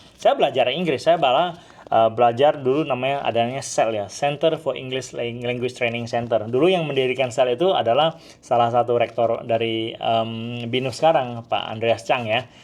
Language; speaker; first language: Indonesian; non-native, local second language; Hakka Chinese